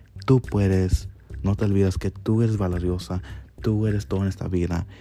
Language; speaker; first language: Spanish; early bilingual, heritage; Spanish